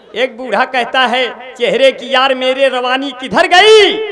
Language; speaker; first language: Hindi; native; Hindi